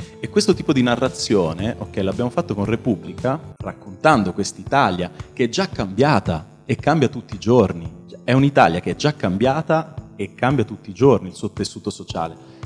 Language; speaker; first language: Italian; early bilingual, other home language; Albanian